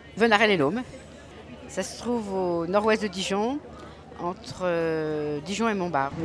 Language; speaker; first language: French; native; French